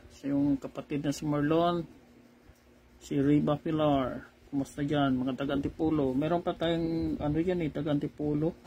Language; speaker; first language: Filipino; non-native, local second language; Cebuano